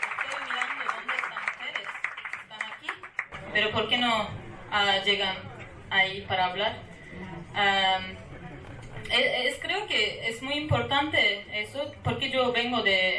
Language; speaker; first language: Spanish; non-native, learner; Kurdish